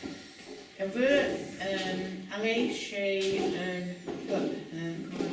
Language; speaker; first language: French; non-native, learner; English